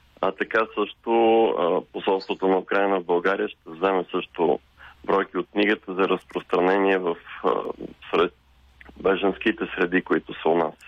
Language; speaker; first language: Bulgarian; native; Bulgarian